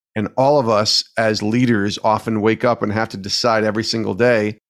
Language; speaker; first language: English; native; English